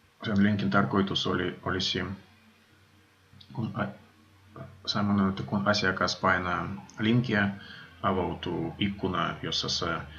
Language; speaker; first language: Finnish; non-native, fluent; Russian